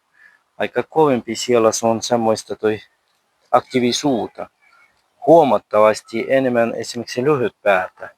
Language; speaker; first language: Finnish; non-native, learner; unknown